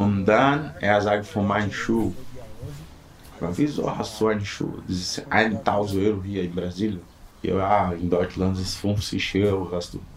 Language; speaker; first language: German; non-native, learner; Portuguese